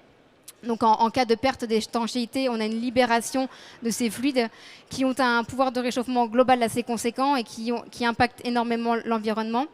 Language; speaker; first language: French; native; French